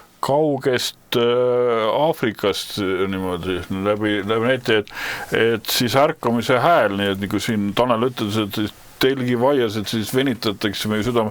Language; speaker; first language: Estonian; native; Estonian